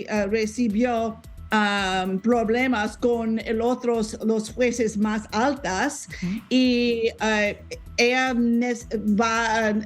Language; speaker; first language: Spanish; non-native, learner; English